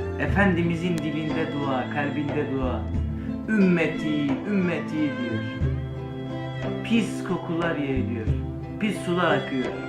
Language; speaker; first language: Turkish; native; Turkish